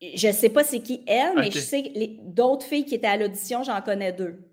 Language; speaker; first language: French; native; French